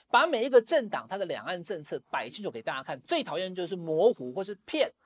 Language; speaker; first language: Chinese; native; Chinese